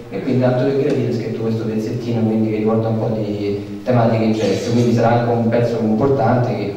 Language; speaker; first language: Italian; non-native, fluent; Spanish